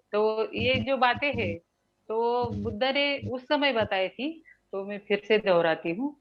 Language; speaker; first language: Hindi; non-native, fluent; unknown